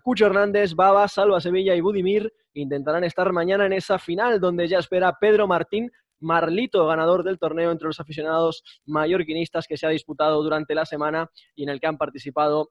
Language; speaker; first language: Spanish; native; Spanish